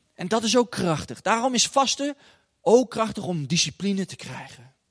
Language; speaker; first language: Dutch; native; Dutch